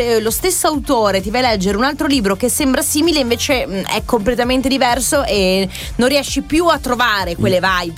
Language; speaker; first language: Italian; non-native, local second language; Sicilian